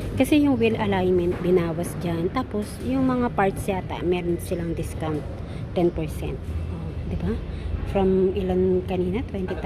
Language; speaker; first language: Filipino; native; Filipino